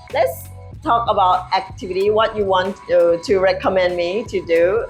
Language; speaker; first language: English; non-native, learner; Thai